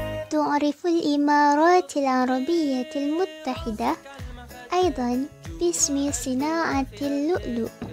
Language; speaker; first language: Arabic; non-native, learner; Malay